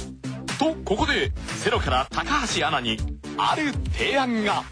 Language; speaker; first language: Japanese; native; Japanese